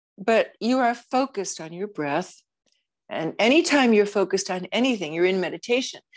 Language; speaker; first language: English; native; English